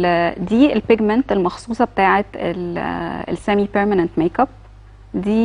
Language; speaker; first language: Arabic; native; Arabic